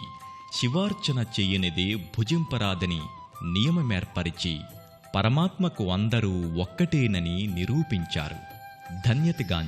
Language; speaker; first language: Telugu; native; Telugu